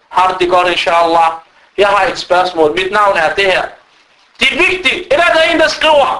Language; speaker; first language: Danish; non-native, fluent; Arabic